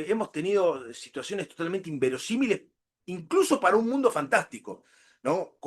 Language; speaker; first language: Spanish; native; Spanish